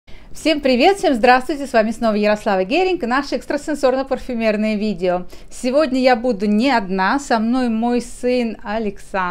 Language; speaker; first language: Russian; native; Russian